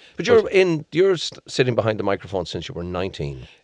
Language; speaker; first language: English; native; English